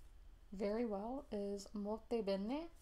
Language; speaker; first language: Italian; non-native, learner; English